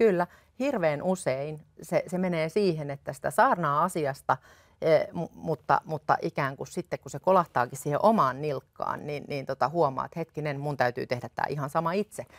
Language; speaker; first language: Finnish; native; Finnish